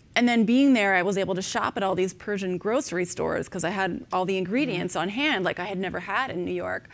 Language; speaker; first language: English; native; English